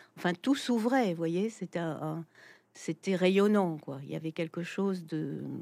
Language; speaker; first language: French; native; French